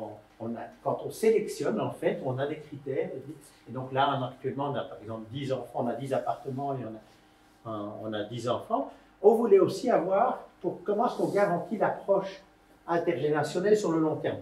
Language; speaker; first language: French; native; French